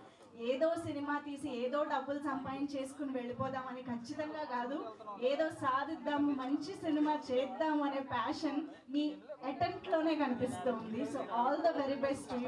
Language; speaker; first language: Telugu; native; Telugu